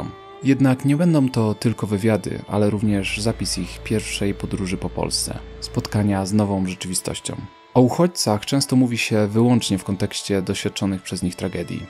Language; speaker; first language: Polish; native; Polish